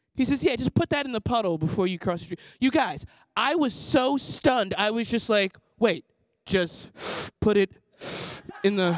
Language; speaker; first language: English; native; English